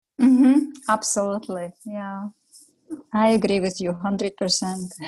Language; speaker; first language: English; non-native, fluent; Czech